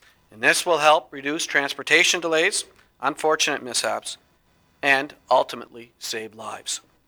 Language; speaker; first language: English; native; English